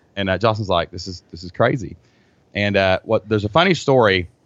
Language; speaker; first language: English; native; English